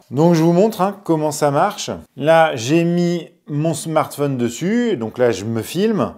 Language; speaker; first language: French; native; French